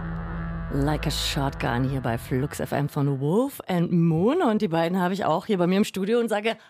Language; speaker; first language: German; native; German